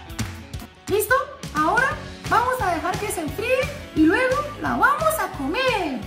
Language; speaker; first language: Spanish; native; Spanish